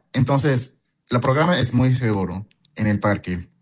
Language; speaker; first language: Spanish; non-native, fluent; English